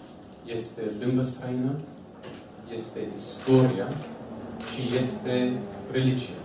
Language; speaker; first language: Romanian; non-native, fluent; English